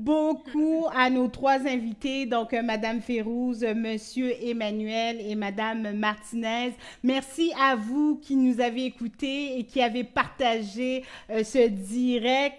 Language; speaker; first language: French; native; French